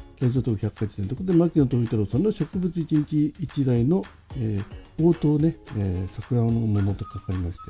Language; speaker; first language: Japanese; native; Japanese